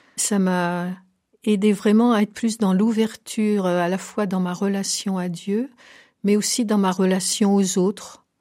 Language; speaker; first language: French; native; French